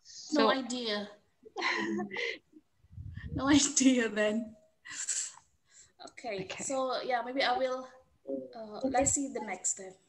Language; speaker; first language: English; non-native, fluent; Indonesian